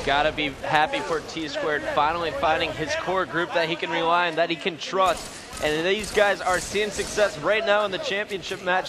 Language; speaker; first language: English; native; English